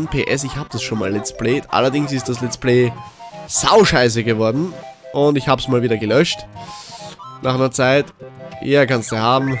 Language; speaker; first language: German; native; German